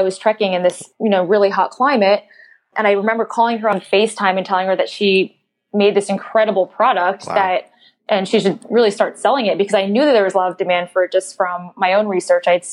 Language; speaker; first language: English; native; English